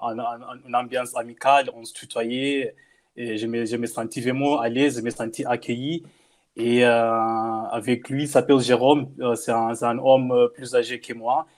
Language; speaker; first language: French; non-native, fluent; English